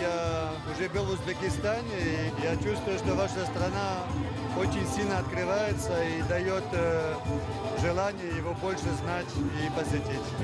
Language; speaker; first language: Russian; non-native, fluent; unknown